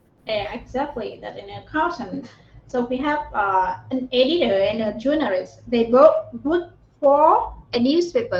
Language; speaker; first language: English; non-native, fluent; Vietnamese